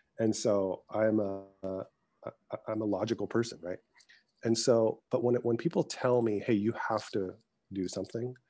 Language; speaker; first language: English; early bilingual, other home language; Arabic